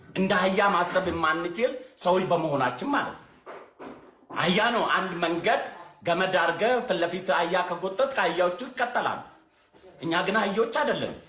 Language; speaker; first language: Amharic; non-native, local second language; Oromo